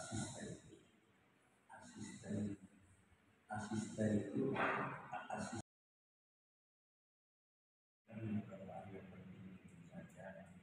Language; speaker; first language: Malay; non-native, local second language; Javanese